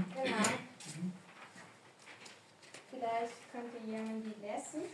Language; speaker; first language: German; non-native, learner; Spanish